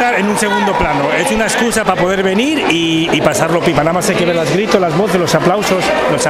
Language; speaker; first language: Spanish; native; Spanish